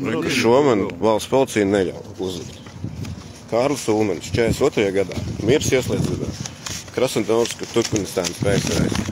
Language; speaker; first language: Latvian; native; Latvian